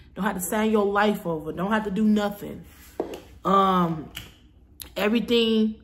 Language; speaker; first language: English; native; English